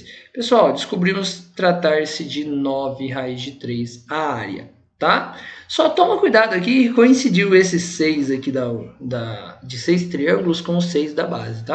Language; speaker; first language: Portuguese; native; Portuguese